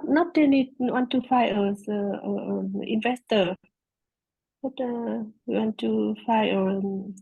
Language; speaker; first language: English; non-native, learner; Vietnamese